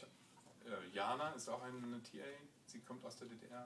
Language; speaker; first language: German; native; German